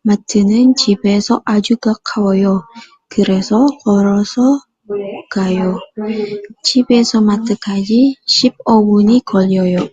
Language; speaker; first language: Korean; non-native, learner; Indonesian